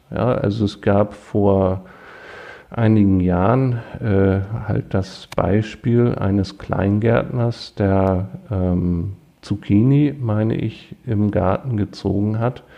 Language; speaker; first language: German; native; German